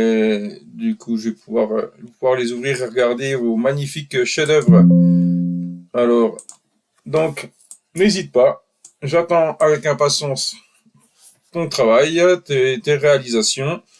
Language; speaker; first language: French; native; French